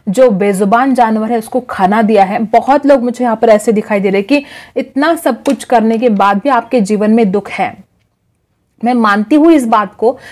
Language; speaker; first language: Hindi; non-native, local second language; Marathi